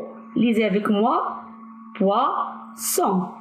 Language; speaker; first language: French; non-native, local second language; Arabic